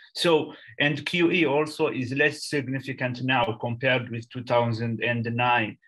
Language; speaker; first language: English; non-native, fluent; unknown